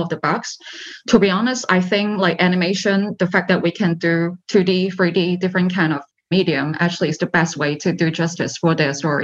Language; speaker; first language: English; non-native, local second language; Cantonese